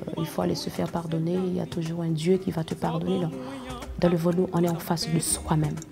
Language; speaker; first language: French; non-native, local second language; Haitian Creole